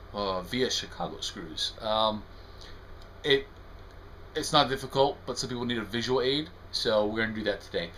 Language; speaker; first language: English; native; English